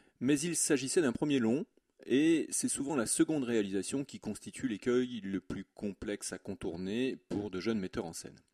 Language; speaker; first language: French; native; French